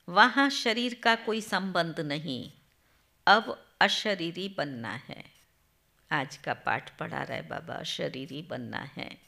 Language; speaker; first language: Hindi; non-native, local second language; Gujarati